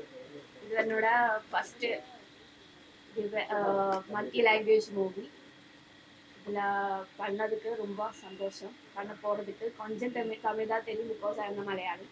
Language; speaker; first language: Tamil; non-native, learner; Malayalam